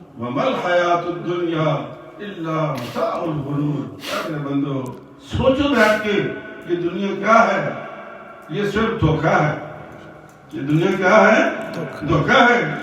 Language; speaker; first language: Urdu; non-native, local second language; Punjabi